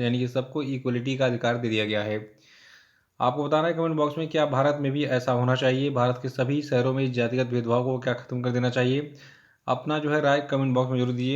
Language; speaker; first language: Hindi; native; Hindi